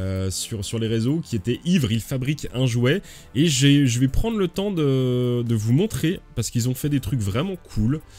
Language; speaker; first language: French; native; French